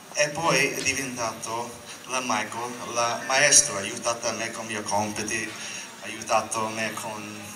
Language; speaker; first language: Italian; non-native, learner; English